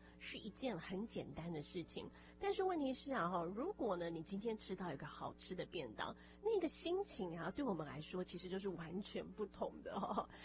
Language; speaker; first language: Chinese; native; Chinese